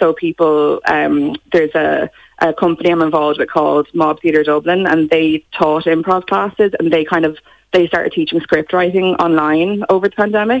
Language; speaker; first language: English; native; English